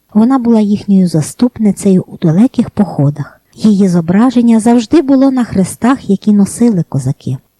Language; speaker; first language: Ukrainian; native; Ukrainian